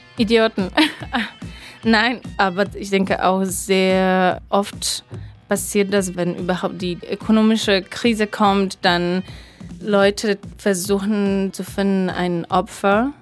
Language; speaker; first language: German; non-native, fluent; Polish